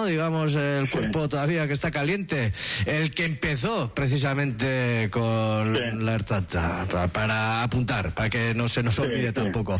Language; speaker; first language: Spanish; native; Spanish